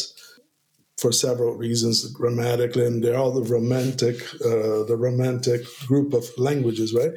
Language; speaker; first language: English; non-native, fluent; Portuguese